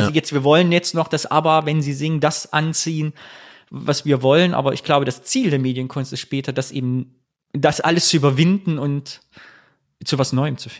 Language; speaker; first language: German; native; German